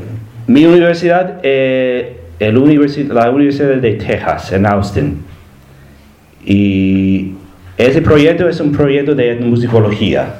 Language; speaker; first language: Spanish; non-native, learner; English